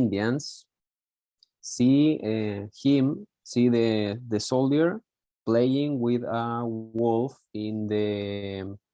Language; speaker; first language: English; non-native, learner; Spanish